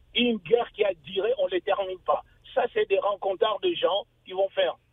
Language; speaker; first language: French; non-native, local second language; Lingala